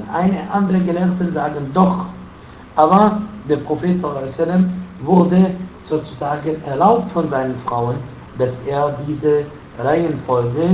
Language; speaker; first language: German; non-native, fluent; Arabic